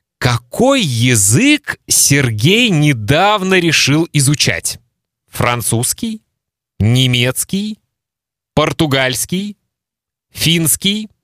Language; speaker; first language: Russian; native; Russian